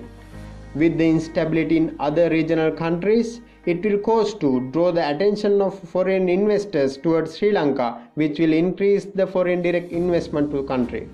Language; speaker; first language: English; non-native, local second language; Sinhala